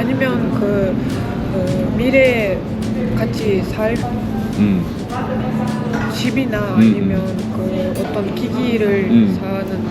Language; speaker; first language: Korean; non-native, fluent; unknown